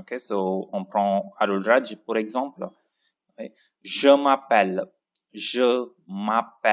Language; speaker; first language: French; non-native, fluent; Tamil